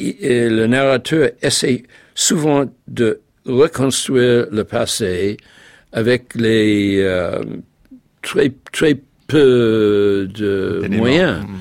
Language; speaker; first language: French; non-native, fluent; English